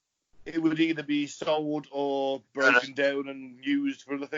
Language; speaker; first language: English; native; English